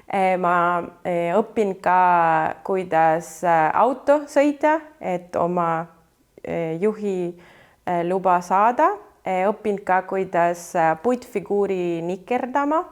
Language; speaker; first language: Estonian; non-native, fluent; Spanish